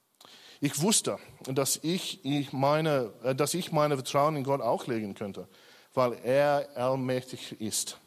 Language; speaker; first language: German; non-native, learner; English